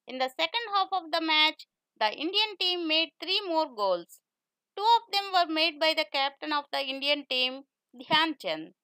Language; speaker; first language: English; non-native, local second language; Telugu